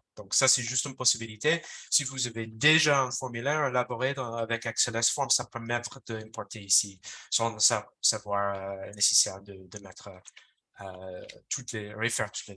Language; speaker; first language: French; non-native, fluent; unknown